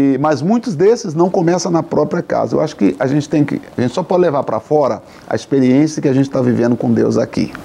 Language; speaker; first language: Portuguese; native; Portuguese